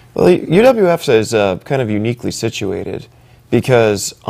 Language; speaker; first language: English; native; English